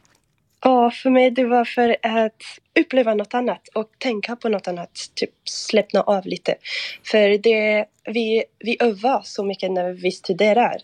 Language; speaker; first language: Swedish; non-native, fluent; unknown